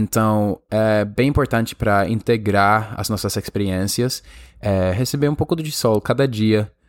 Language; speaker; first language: Portuguese; non-native, fluent; Spanish